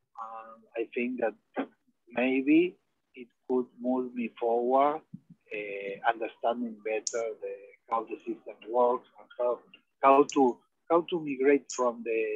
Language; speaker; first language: English; non-native, learner; Spanish